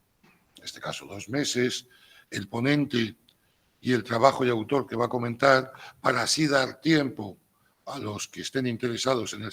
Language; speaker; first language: Spanish; native; Spanish